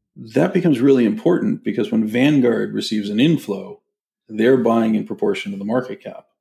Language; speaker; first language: English; native; English